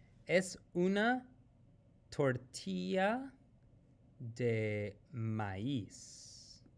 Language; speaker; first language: Spanish; non-native, fluent; English